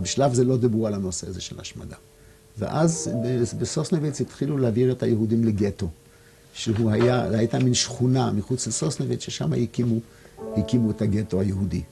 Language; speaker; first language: Hebrew; non-native, fluent; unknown